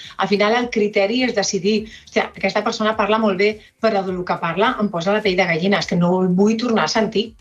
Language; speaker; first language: Catalan; non-native, local second language; Spanish